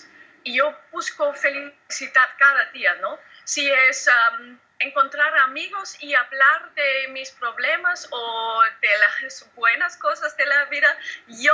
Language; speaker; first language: Spanish; non-native, learner; German